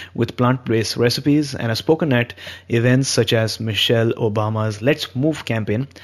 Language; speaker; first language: English; non-native, local second language; Hindi